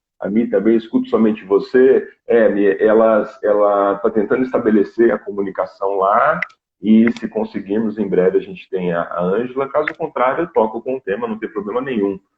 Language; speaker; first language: Portuguese; native; Portuguese